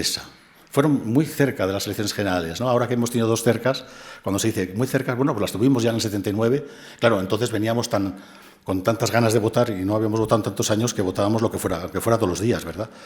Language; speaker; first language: Spanish; native; Spanish